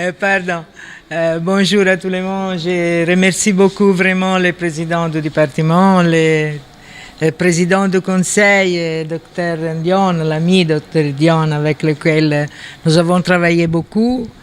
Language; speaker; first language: French; non-native, fluent; Italian